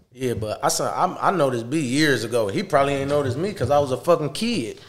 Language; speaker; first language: English; native; English